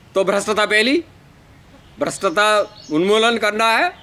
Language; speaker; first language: Hindi; non-native, local second language; Telugu